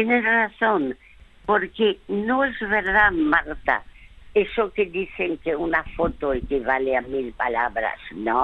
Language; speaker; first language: Spanish; early bilingual, other home language; French